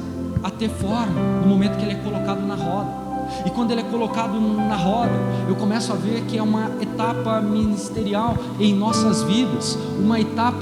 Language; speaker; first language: Portuguese; native; Portuguese